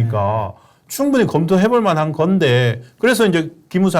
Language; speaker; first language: Korean; native; Korean